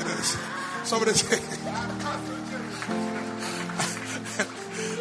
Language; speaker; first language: English; non-native, local second language; Akan